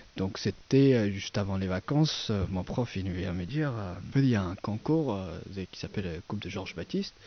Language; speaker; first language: French; non-native, fluent; Persian